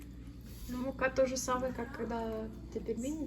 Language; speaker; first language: Russian; early bilingual, heritage; English